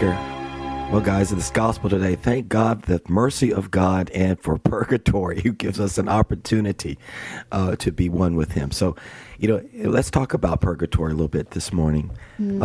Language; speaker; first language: English; native; English